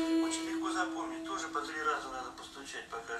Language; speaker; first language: Russian; native; Russian